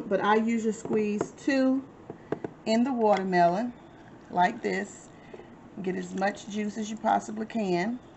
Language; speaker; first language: English; native; English